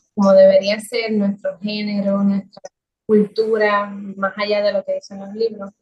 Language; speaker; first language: Spanish; native; Spanish